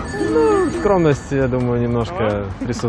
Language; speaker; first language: Russian; native; Russian